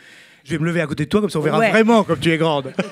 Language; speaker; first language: French; native; French